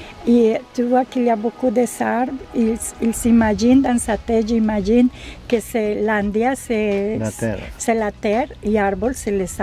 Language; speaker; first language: French; non-native, learner; Spanish